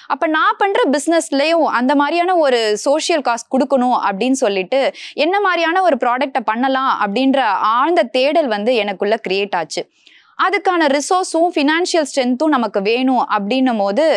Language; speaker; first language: Tamil; native; Tamil